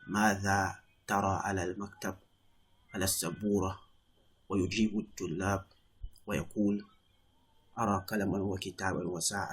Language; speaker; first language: Arabic; non-native, fluent; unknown